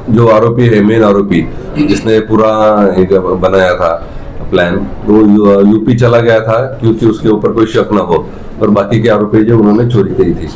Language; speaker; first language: Hindi; non-native, local second language; Marathi